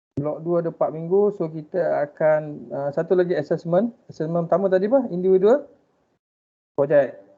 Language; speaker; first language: Malay; native; Malay